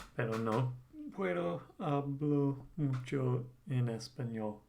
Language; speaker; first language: Spanish; non-native, learner; English